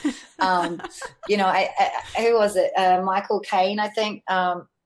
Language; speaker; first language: English; native; English